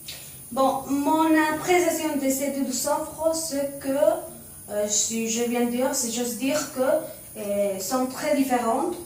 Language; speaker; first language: French; non-native, learner; Spanish